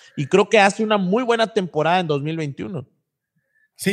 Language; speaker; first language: Spanish; native; Spanish